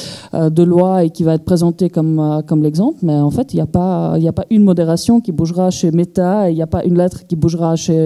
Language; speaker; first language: French; native; French